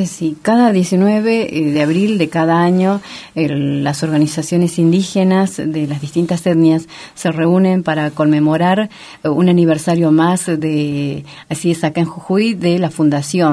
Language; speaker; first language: Spanish; native; Spanish